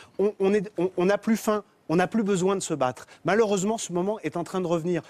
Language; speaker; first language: French; native; French